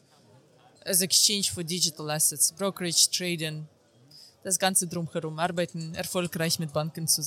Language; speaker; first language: German; non-native, fluent; Ukrainian